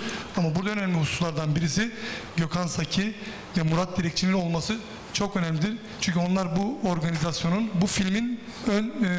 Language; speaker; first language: Turkish; native; Turkish